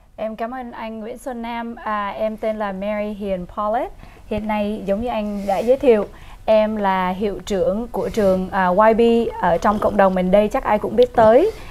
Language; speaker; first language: Vietnamese; early bilingual, other home language; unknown